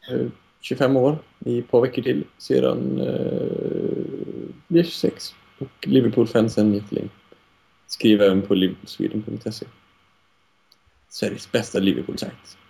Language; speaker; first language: Swedish; native; Swedish